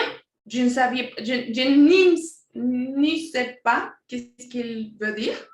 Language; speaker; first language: French; non-native, fluent; Spanish